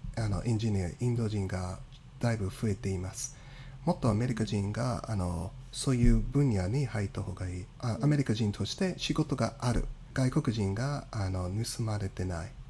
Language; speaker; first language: Japanese; non-native, fluent; English